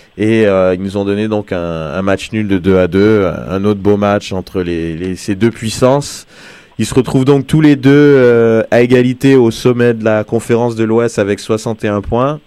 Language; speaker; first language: French; native; French